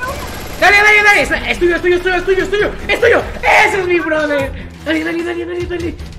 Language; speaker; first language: Spanish; native; Spanish